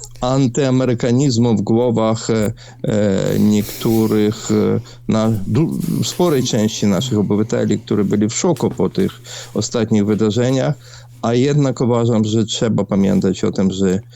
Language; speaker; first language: Polish; non-native, fluent; Ukrainian